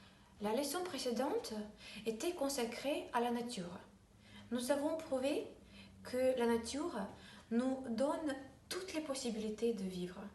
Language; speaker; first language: French; non-native, fluent; Ukrainian